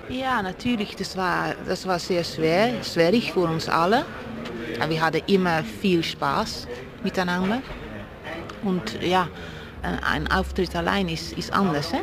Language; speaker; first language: German; non-native, fluent; Dutch